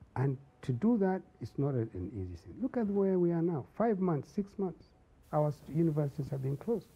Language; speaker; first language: English; non-native, local second language; Hausa